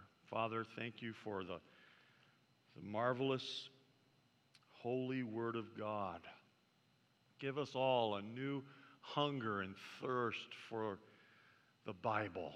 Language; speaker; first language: English; native; English